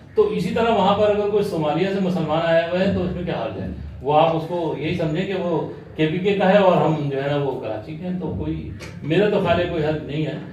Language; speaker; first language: Urdu; native; Urdu